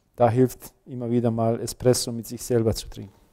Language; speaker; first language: German; non-native, fluent; Bosnian